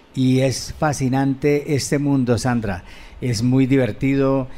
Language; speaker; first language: Spanish; native; Spanish